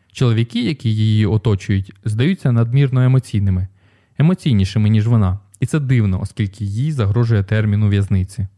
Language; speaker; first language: Ukrainian; native; Ukrainian